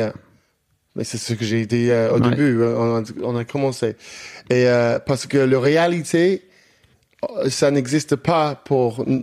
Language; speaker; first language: French; non-native, fluent; English